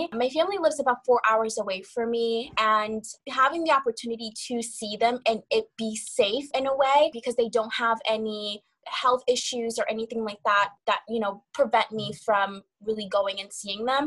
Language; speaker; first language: English; early bilingual, other home language; Kabuverdianu